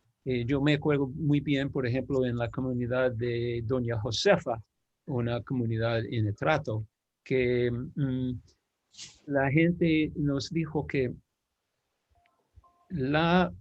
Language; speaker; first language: Spanish; non-native, fluent; English